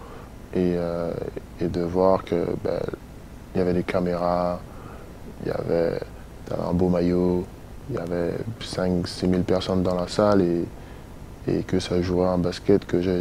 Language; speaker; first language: French; native; French